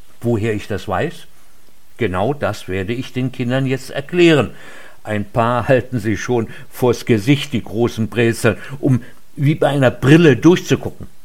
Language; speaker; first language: German; native; German